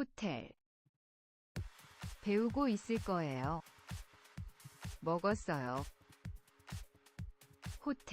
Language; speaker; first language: Korean; non-native, learner; English